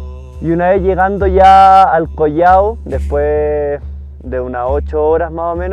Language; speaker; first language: Spanish; native; Spanish